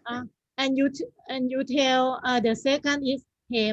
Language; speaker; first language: English; non-native, learner; Thai